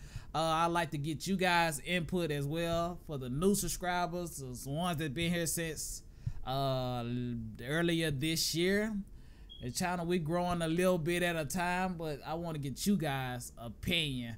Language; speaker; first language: English; native; English